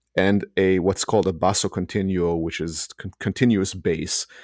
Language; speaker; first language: English; early bilingual, other home language; Hebrew